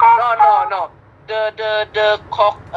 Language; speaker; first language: English; non-native, fluent; Vietnamese